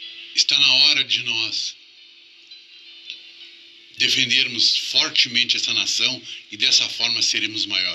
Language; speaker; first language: Portuguese; native; Portuguese